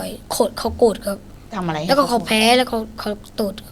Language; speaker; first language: Thai; non-native, learner; Shan